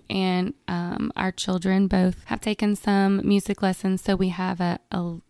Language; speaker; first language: English; native; English